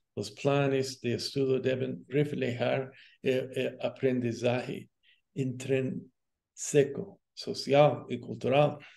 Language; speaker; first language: Portuguese; non-native, fluent; English